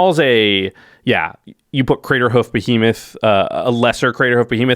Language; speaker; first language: English; native; English